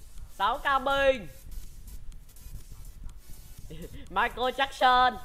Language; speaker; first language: English; non-native, learner; Vietnamese